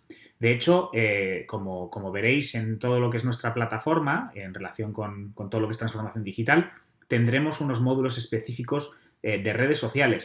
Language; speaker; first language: Spanish; native; Spanish